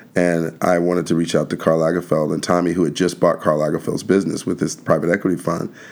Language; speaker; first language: English; native; English